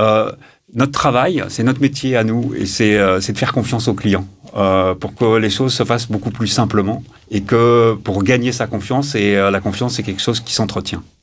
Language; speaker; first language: French; native; French